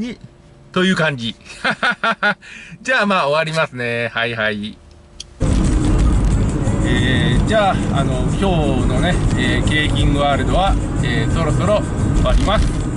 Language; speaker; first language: Japanese; native; Japanese